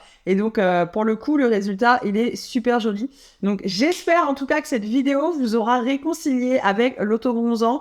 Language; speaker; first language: French; native; French